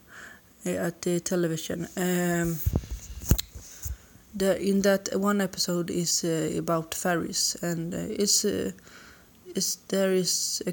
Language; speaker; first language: English; non-native, learner; Swedish